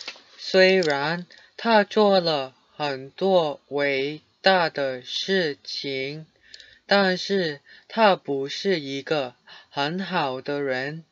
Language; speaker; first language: Chinese; non-native, learner; English